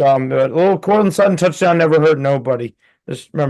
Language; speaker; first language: English; native; English